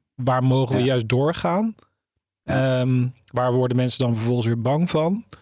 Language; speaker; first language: Dutch; early bilingual, other home language; Turkish